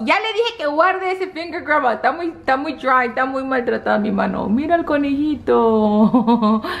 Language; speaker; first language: Spanish; early bilingual, heritage; Spanish